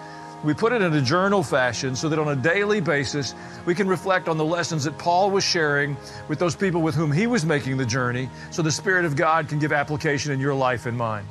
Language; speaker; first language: English; native; English